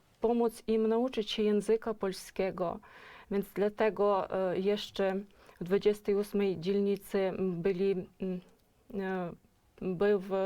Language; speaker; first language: Polish; non-native, fluent; Ukrainian